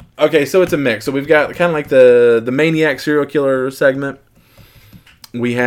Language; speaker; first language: English; native; English